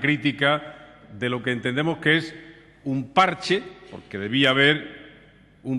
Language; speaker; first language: Spanish; native; Spanish